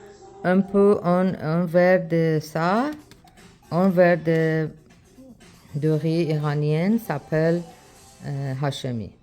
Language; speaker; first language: French; non-native, learner; Persian